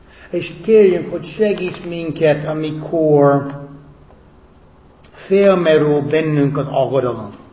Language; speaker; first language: Hungarian; non-native, fluent; English